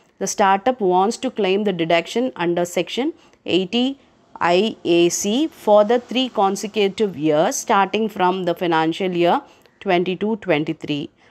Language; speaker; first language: English; non-native, local second language; Tamil